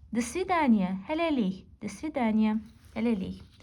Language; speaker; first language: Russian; non-native, local second language; Azerbaijani